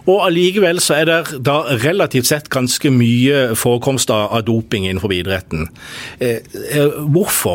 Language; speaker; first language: Norwegian; native; Norwegian